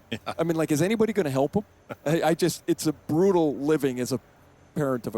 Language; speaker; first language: English; native; English